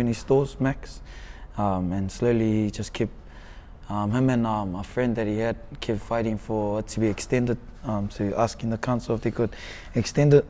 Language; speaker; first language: English; native; English